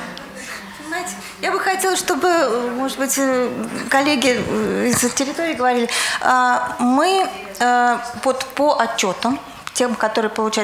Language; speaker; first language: Russian; native; Russian